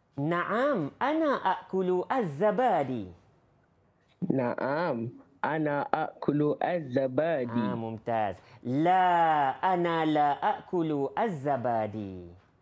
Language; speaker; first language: Arabic; non-native, fluent; Malay